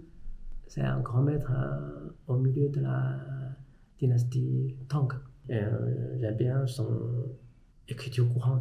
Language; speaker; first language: French; non-native, fluent; Chinese